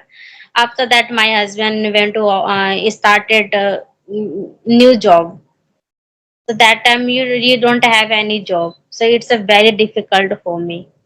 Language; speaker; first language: English; non-native, learner; Hindi